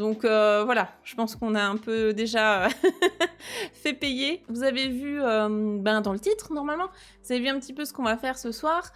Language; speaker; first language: French; native; French